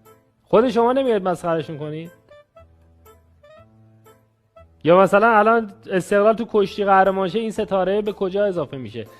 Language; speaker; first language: Persian; native; Persian